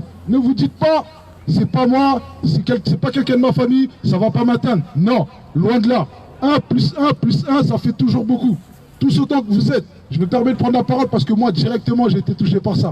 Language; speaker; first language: French; native; French